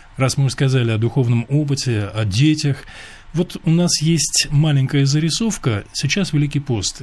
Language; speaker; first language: Russian; native; Russian